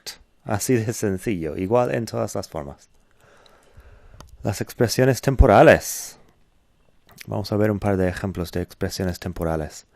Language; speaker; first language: Spanish; non-native, fluent; English